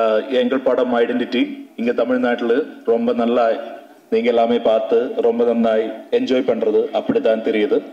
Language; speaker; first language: Tamil; non-native, learner; Malayalam